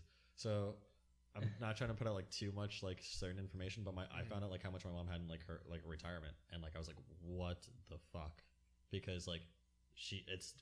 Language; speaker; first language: English; native; English